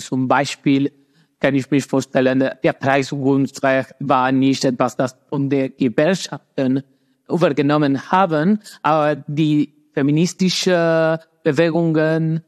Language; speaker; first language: German; non-native, learner; Spanish